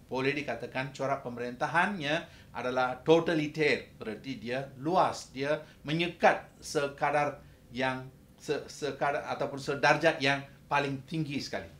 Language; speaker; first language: Malay; non-native, local second language; Tamil